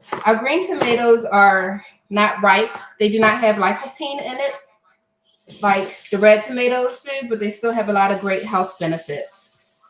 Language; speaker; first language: English; native; English